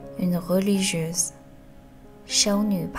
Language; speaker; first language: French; non-native, fluent; Chinese